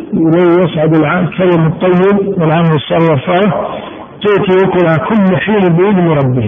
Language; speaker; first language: Arabic; native; Arabic